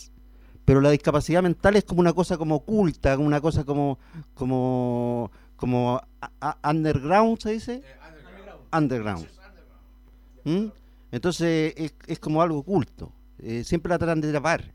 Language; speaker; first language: Spanish; native; Spanish